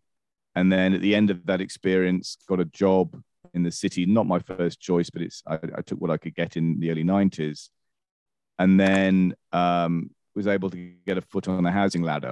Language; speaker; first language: English; native; English